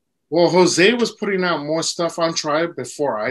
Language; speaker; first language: English; native; English